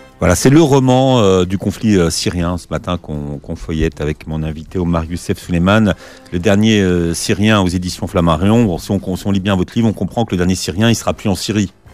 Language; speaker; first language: French; native; French